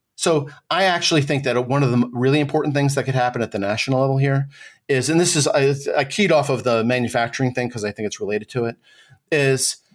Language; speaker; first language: English; native; English